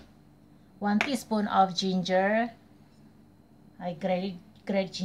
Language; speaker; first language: English; non-native, learner; Indonesian